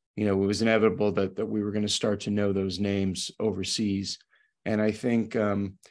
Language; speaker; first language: English; native; English